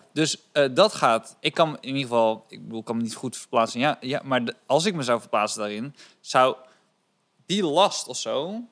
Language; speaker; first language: Dutch; native; Dutch